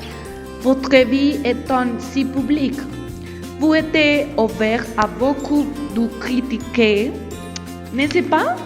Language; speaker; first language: French; non-native, learner; Spanish